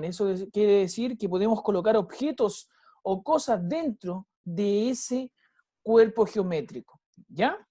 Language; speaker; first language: Spanish; native; Spanish